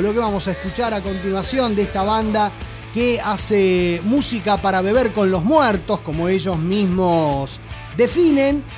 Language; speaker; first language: Spanish; native; Spanish